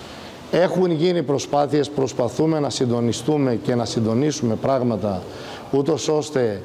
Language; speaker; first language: Greek; native; Greek